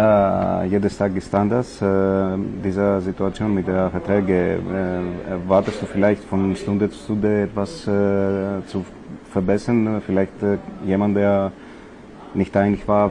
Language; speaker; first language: German; non-native, learner; Greek